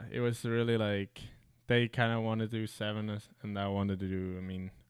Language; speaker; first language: English; non-native, fluent; German